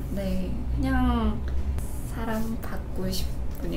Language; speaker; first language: Korean; non-native, fluent; Japanese